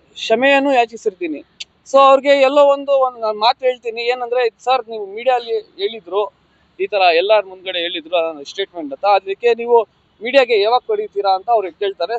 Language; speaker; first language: Kannada; non-native, local second language; Urdu